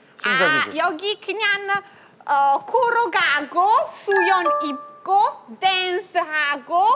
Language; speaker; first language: Korean; non-native, learner; Italian